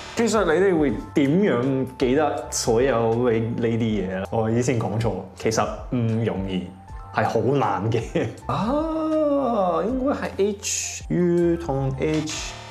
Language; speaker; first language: Cantonese; non-native, fluent; English